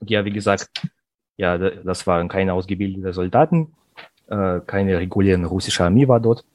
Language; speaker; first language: German; non-native, fluent; Russian